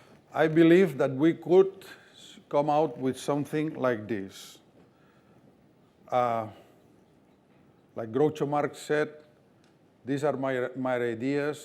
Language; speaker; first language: English; non-native, fluent; Catalan